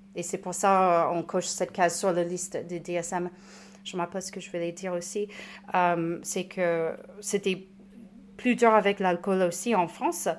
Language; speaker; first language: French; non-native, fluent; English